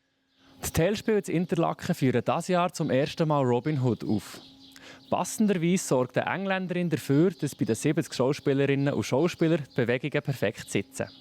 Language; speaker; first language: German; native; German